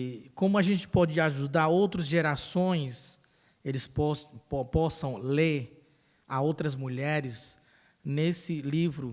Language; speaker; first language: Portuguese; non-native, local second language; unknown